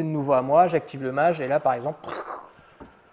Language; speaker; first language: French; native; French